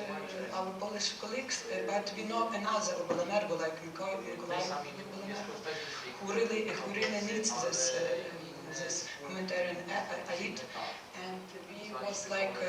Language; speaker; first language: English; non-native, learner; Ukrainian